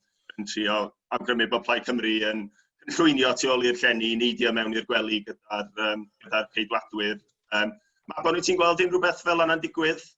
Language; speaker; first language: Welsh; native; Welsh